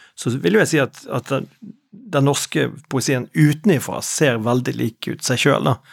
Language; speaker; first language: Norwegian; native; Norwegian